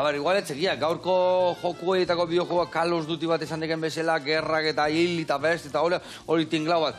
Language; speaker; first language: Basque; native; Basque